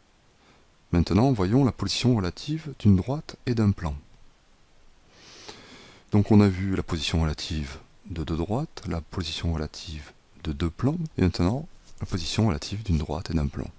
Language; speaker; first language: French; native; French